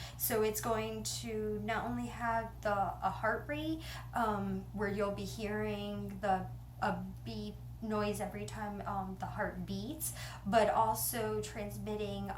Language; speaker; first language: English; native; English